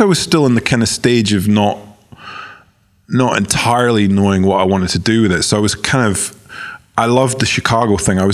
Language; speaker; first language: English; native; English